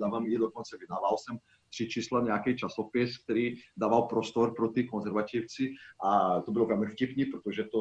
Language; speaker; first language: Czech; non-native, fluent; Portuguese